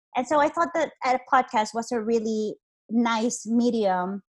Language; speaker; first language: English; non-native, fluent; Spanish